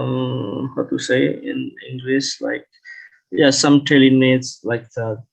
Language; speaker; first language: English; non-native, learner; Indonesian